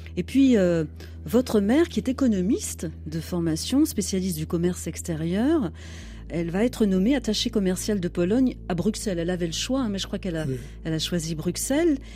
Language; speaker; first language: French; native; French